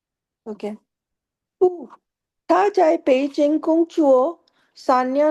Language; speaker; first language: Chinese; non-native, learner; Hindi